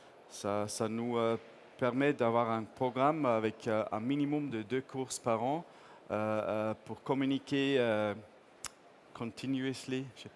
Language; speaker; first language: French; non-native, fluent; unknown